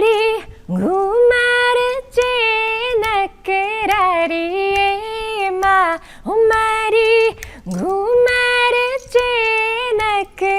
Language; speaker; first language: Hindi; non-native, learner; Japanese